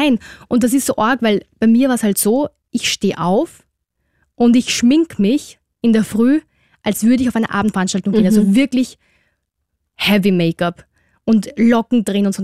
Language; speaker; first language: German; native; German